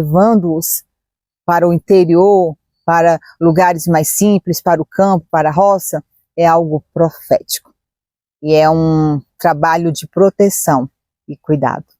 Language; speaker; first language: Portuguese; native; Portuguese